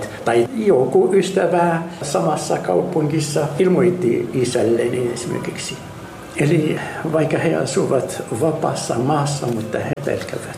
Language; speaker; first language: Finnish; non-native, fluent; Arabic